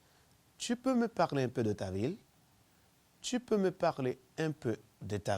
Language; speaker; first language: French; non-native, fluent; Spanish